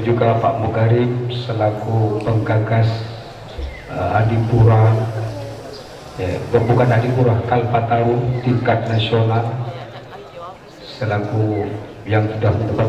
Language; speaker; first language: Indonesian; native; Indonesian